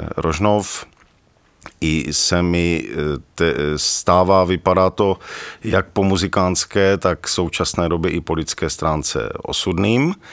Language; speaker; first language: Czech; native; Czech